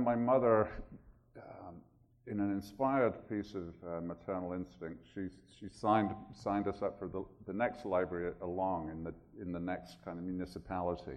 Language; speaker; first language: English; native; English